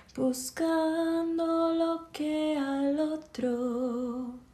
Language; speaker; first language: Spanish; early bilingual, heritage; Spanish